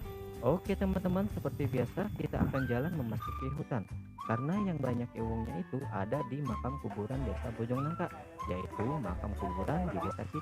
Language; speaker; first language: Indonesian; non-native, local second language; Sundanese